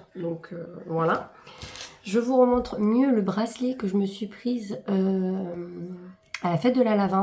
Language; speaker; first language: French; native; French